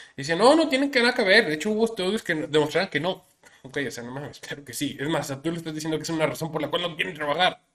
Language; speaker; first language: Spanish; native; Spanish